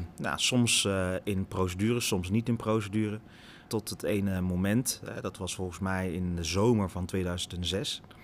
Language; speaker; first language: Dutch; early bilingual, other home language; Lingala